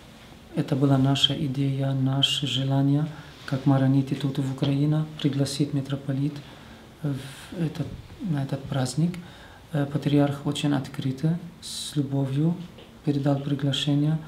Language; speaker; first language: Russian; non-native, learner; Arabic